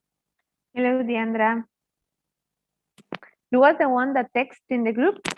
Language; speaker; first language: English; non-native, fluent; Spanish